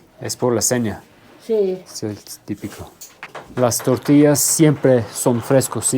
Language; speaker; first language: Spanish; non-native, learner; Turkish